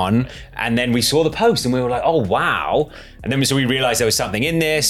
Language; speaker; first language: English; native; English